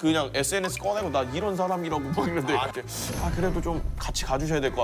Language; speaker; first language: Korean; native; Korean